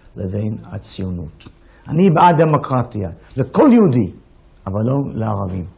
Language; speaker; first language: Hebrew; early bilingual, other home language; English